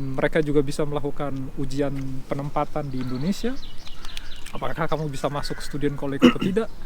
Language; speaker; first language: Indonesian; native; Indonesian